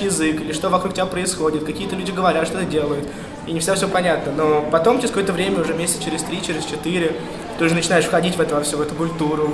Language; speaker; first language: Russian; native; Russian